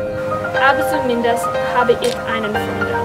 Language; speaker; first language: German; non-native, learner; English